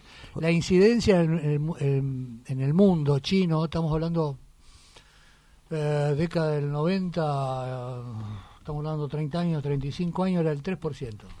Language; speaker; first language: Spanish; native; Spanish